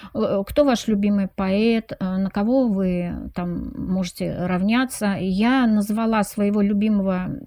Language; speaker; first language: Russian; native; Russian